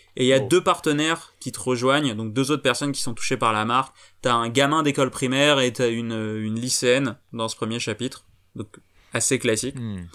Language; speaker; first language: French; native; French